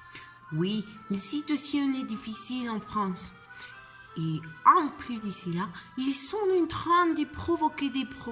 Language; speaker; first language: French; non-native, learner; Spanish